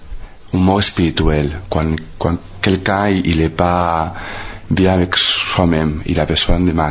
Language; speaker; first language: French; non-native, fluent; Spanish